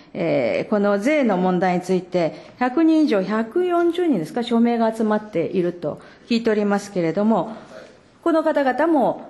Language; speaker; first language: Japanese; native; Japanese